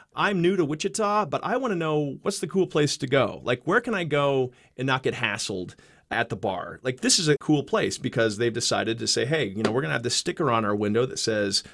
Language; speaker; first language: English; native; English